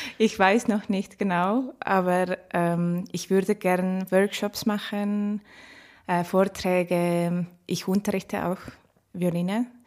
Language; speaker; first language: German; non-native, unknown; Estonian